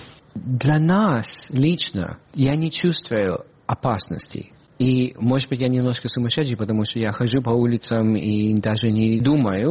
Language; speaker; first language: Russian; non-native, fluent; English